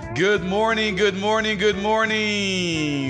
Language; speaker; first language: English; non-native, fluent; Portuguese